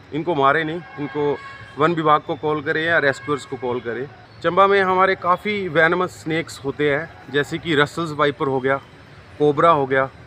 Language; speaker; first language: Hindi; native; Hindi